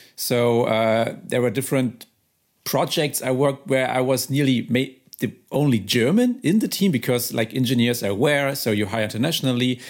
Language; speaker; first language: English; non-native, fluent; German